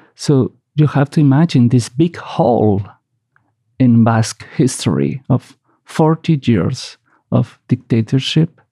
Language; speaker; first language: English; non-native, fluent; Spanish